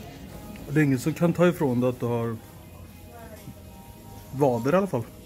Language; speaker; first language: Swedish; native; Swedish